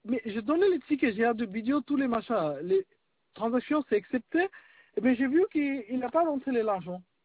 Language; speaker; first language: French; non-native, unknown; Bangla